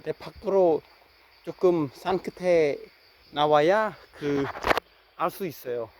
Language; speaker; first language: Korean; non-native, fluent; Khmer